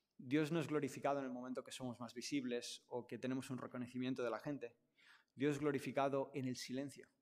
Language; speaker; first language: Spanish; non-native, local second language; Catalan